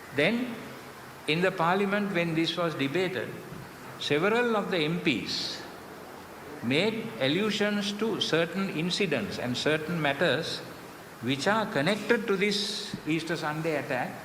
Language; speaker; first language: English; non-native, local second language; Sinhala